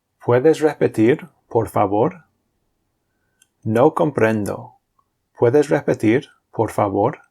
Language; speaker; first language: Spanish; non-native, fluent; English